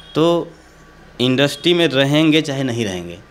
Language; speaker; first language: Hindi; native; Hindi